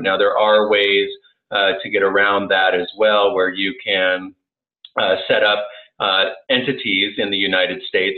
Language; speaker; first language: English; native; English